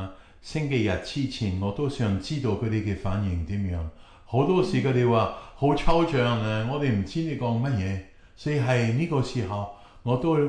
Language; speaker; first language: Chinese; non-native, fluent; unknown